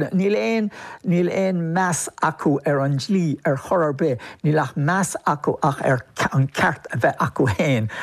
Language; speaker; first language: Irish; native; Irish